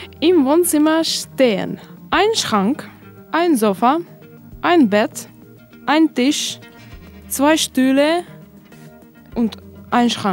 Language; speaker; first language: German; non-native, learner; Russian